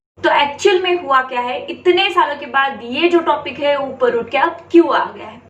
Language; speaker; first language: Hindi; non-native, local second language; Marathi